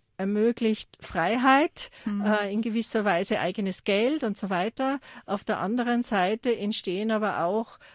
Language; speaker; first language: German; native; German